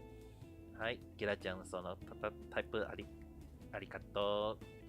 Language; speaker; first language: Japanese; non-native, fluent; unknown